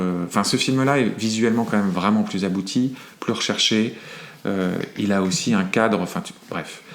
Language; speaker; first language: French; native; French